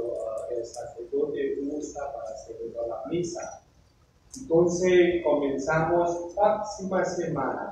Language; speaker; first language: Spanish; non-native, learner; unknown